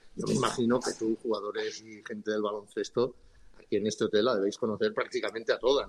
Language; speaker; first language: Spanish; non-native, local second language; Catalan